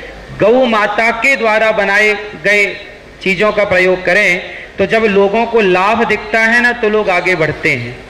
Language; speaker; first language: Hindi; native; Hindi